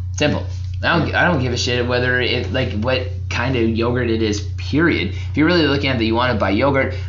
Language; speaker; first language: English; native; English